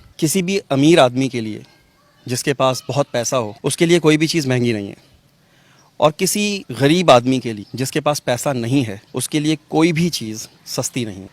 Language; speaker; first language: Urdu; non-native, local second language; Punjabi